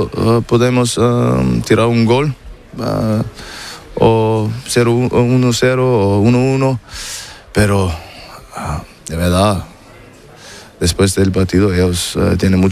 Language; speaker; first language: Spanish; non-native, learner; German